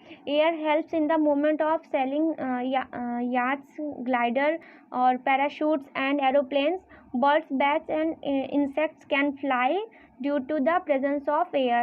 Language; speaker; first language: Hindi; native; Hindi